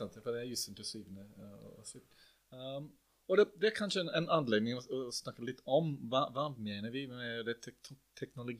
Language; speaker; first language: Norwegian; non-native, fluent; English